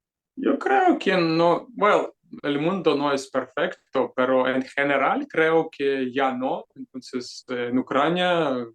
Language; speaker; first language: Spanish; non-native, fluent; Ukrainian